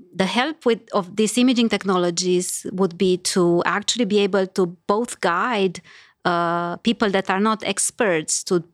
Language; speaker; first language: English; non-native, fluent; Romanian